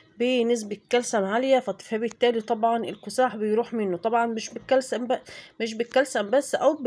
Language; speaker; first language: Arabic; native; Arabic